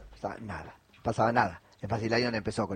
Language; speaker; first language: Spanish; native; Spanish